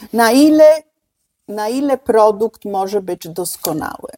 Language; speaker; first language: Polish; non-native, fluent; Italian